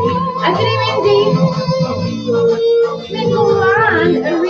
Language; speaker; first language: Welsh; non-native, learner; English